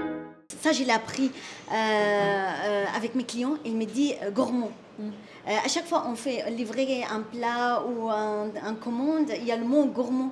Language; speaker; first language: French; non-native, fluent; Arabic